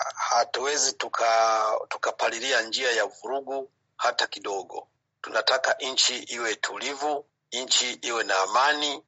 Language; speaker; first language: Swahili; non-native, local second language; Rundi